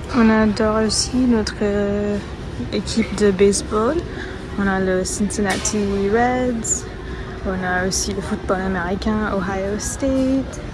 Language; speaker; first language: French; non-native, fluent; English